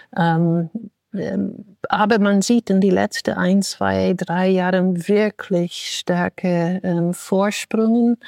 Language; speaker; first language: German; non-native, fluent; English